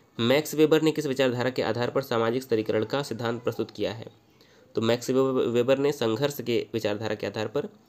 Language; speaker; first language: Hindi; native; Hindi